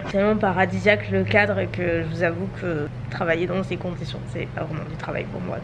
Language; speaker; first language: French; native; French